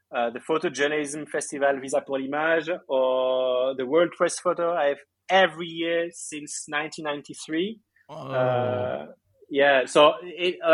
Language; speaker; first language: English; early bilingual, other home language; Greek